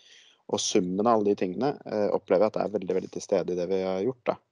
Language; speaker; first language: Norwegian; native; Norwegian